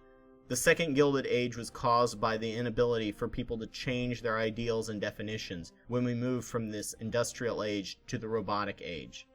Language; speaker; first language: English; native; English